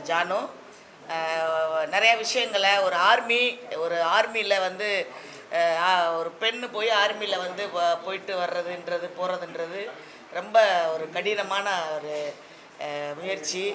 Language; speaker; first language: Tamil; native; Tamil